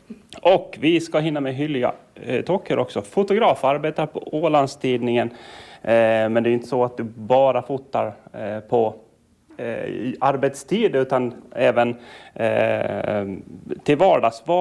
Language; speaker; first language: Swedish; native; Swedish